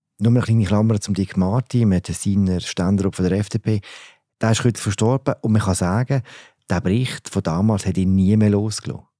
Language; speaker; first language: German; native; German